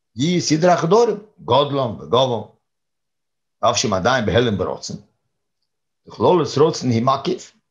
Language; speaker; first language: Hebrew; non-native, fluent; English